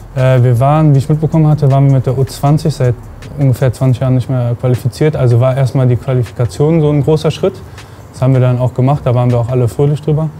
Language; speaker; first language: German; native; German